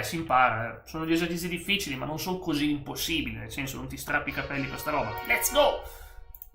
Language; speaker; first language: Italian; native; Italian